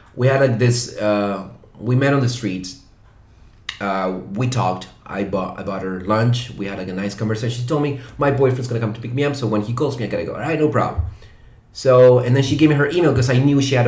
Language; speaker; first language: English; non-native, fluent; Spanish